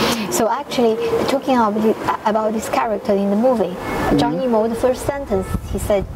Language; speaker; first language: English; non-native, fluent; Chinese